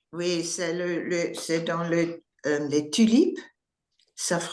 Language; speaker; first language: French; non-native, learner; English